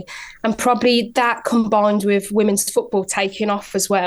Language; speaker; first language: English; native; English